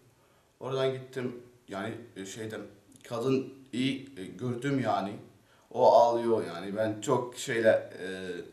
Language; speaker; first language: Turkish; non-native, learner; Arabic